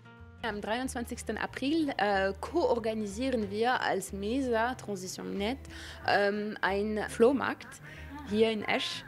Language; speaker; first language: German; non-native, local second language; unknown